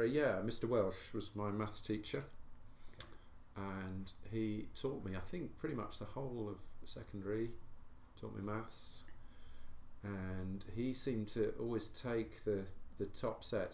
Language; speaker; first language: English; native; English